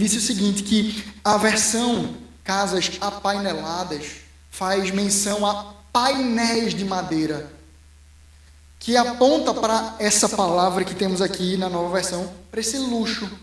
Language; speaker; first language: Portuguese; native; Portuguese